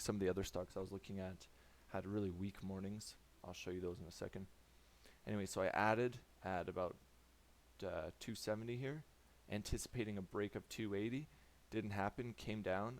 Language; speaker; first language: English; native; English